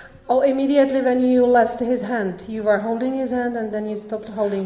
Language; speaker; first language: English; non-native, fluent; Czech